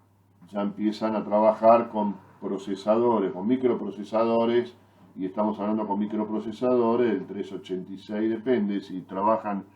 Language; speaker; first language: Spanish; native; Spanish